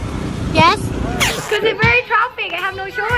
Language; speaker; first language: English; non-native, learner; Thai